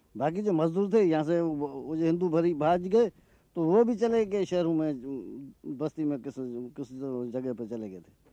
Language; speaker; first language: Urdu; non-native, local second language; Sindhi